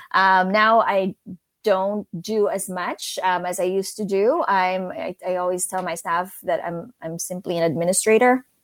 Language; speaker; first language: English; non-native, local second language; Filipino